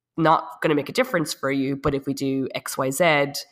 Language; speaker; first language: English; native; English